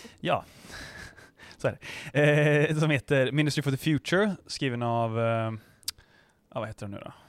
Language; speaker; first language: Swedish; native; Swedish